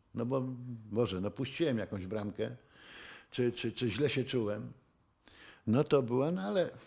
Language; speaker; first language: Polish; native; Polish